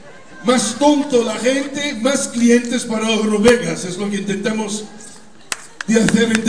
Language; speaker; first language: Spanish; non-native, fluent; Italian